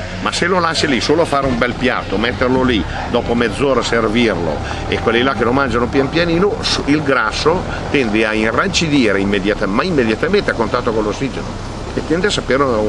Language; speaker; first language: Italian; native; Italian